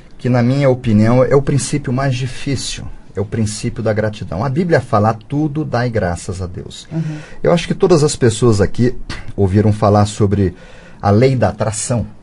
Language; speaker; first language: Portuguese; early bilingual, other home language; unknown